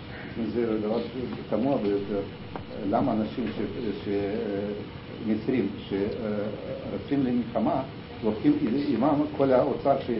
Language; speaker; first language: Hebrew; non-native, fluent; Russian